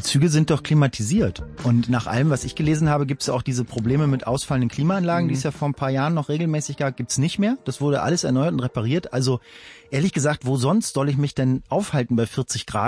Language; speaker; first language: German; native; German